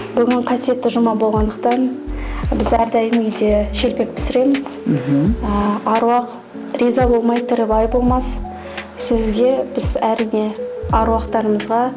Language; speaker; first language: Kazakh; non-native, local second language; Russian